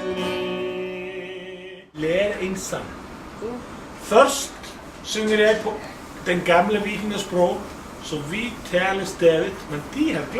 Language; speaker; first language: Danish; non-native, fluent; Icelandic